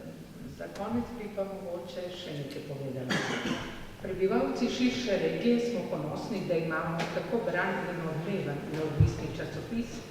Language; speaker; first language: Slovenian; native; Slovenian